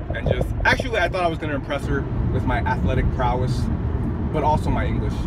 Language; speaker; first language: English; native; English